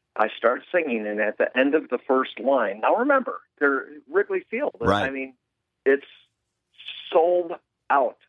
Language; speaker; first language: English; native; English